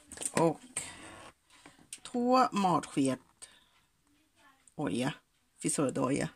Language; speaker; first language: Swedish; non-native, learner; Thai